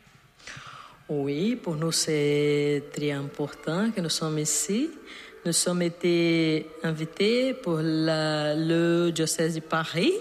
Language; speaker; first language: French; non-native, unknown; Portuguese